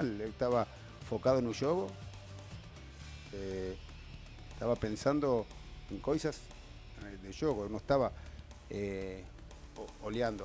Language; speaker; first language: Portuguese; non-native, learner; Spanish